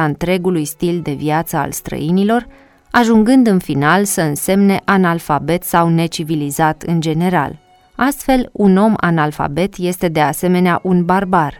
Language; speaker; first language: Romanian; native; Romanian